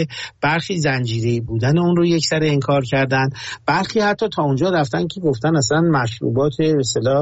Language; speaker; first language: Persian; native; Persian